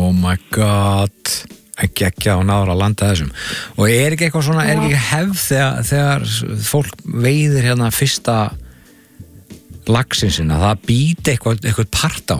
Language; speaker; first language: Icelandic; native; Icelandic